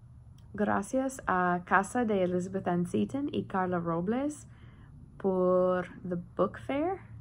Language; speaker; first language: Spanish; non-native, learner; English